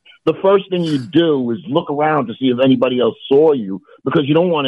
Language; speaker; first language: English; native; English